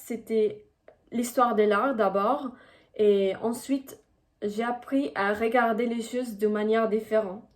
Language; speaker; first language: French; non-native, fluent; Spanish